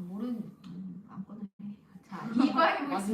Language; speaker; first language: Korean; native; Korean